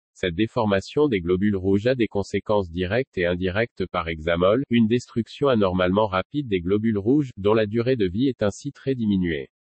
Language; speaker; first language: French; non-native, local second language; Wolof